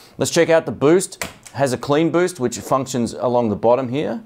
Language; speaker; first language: English; native; English